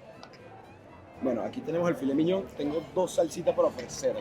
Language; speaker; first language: Spanish; native; Spanish